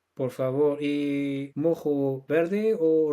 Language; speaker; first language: Spanish; non-native, learner; English